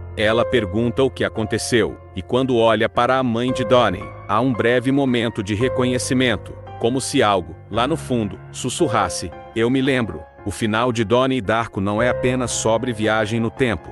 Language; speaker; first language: Portuguese; native; Portuguese